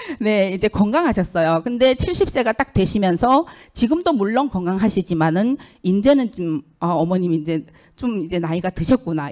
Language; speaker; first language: Korean; native; Korean